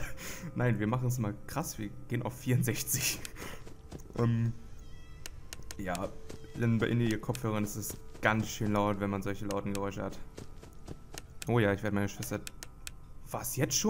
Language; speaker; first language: German; native; German